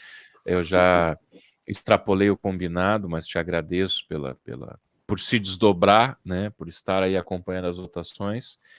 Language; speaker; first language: Portuguese; native; Portuguese